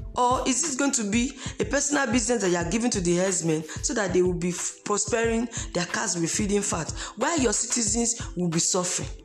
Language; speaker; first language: English; non-native, local second language; Esan